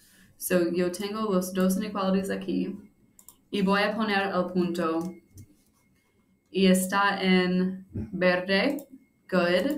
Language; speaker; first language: Spanish; non-native, fluent; English